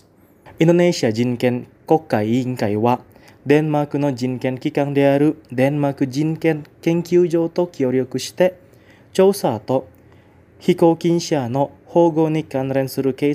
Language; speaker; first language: Japanese; non-native, fluent; Indonesian